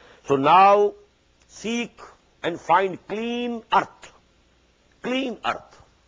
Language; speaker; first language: English; non-native, local second language; Urdu